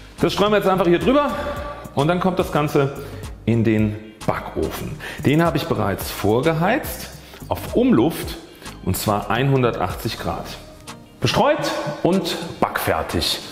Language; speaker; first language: German; native; German